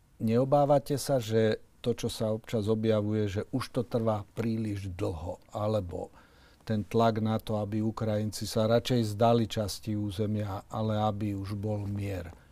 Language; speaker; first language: Slovak; native; Slovak